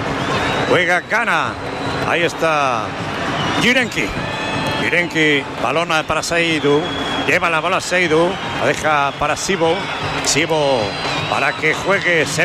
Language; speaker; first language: Spanish; native; Spanish